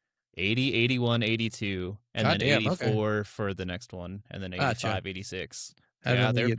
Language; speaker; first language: English; native; English